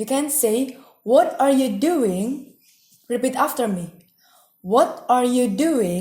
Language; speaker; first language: English; non-native, fluent; Indonesian